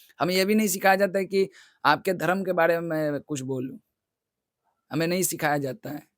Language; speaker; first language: Hindi; non-native, local second language; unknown